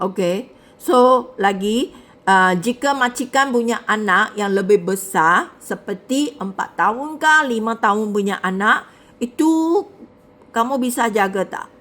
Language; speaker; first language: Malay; non-native, local second language; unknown